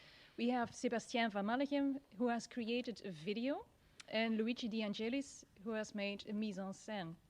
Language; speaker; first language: English; non-native, fluent; Dutch